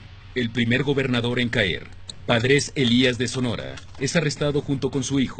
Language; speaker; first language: Spanish; native; Spanish